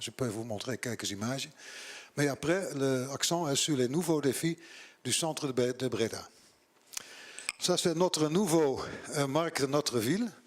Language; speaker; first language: French; non-native, learner; Dutch